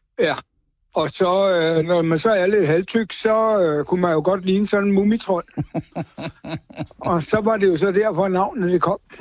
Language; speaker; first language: Danish; native; Danish